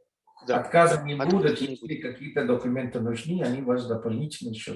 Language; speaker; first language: Russian; non-native, learner; Telugu